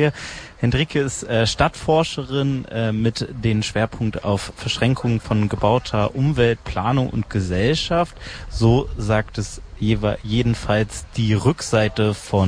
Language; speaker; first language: German; native; German